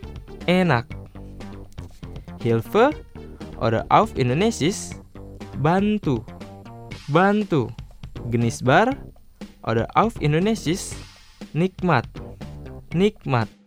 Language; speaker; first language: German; non-native, fluent; Indonesian